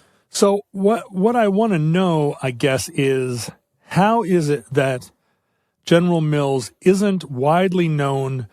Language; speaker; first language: English; native; English